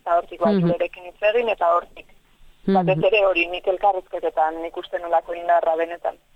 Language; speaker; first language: Basque; native; Basque